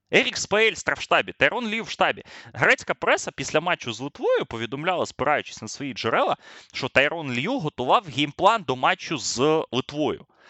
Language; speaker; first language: Ukrainian; native; Ukrainian